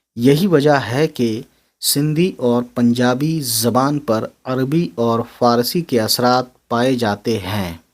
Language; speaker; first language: Urdu; native; Urdu